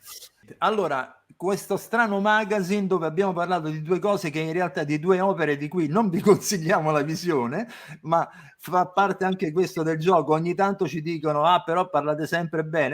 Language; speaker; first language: Italian; native; Italian